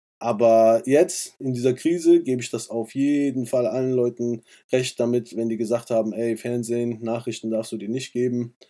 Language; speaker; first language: German; early bilingual, other home language; Persian